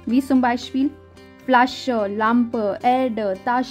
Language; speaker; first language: German; non-native, learner; Hindi